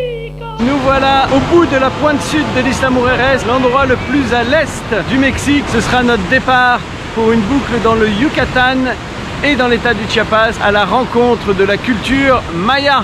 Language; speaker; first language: French; native; French